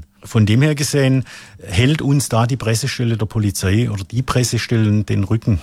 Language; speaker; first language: German; native; German